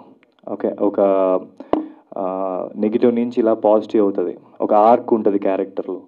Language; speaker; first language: Telugu; native; Telugu